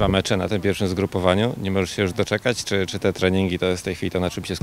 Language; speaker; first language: Polish; native; Polish